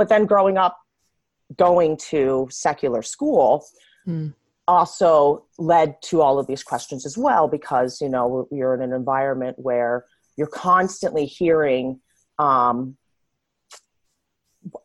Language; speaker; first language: English; native; English